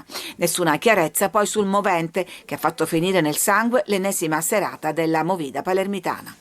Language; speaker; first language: Italian; native; Italian